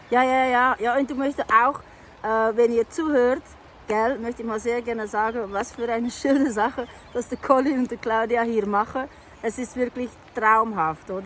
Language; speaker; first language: German; non-native, fluent; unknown